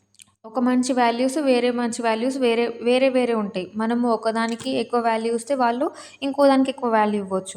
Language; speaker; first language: Telugu; native; Telugu